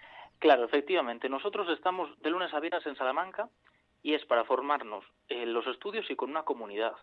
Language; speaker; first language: Spanish; native; Spanish